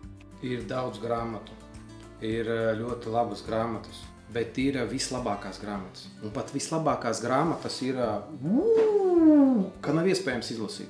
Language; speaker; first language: Latvian; native; Latvian